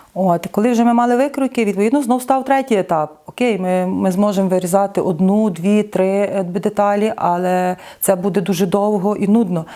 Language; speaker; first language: Ukrainian; native; Ukrainian